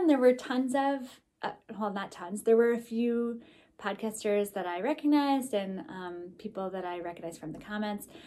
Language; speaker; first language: English; native; English